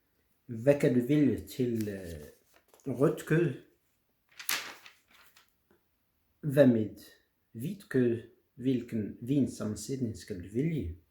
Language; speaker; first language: Danish; non-native, fluent; French